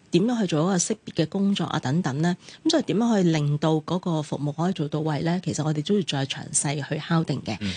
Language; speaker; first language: Cantonese; native; Cantonese